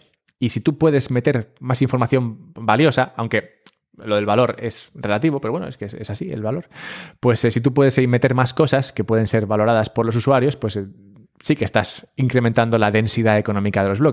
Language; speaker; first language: Spanish; native; Spanish